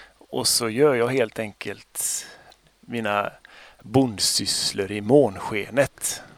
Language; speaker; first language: Swedish; native; Swedish